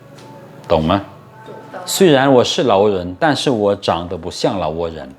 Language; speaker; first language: Chinese; non-native, fluent; Lao